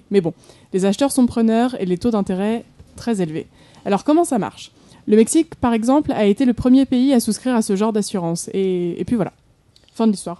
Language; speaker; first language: French; native; French